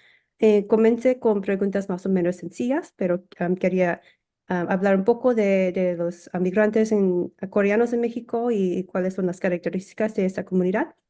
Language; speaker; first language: Spanish; early bilingual, heritage; English